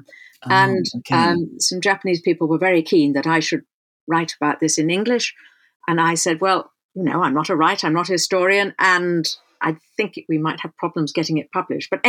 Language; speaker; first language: English; native; English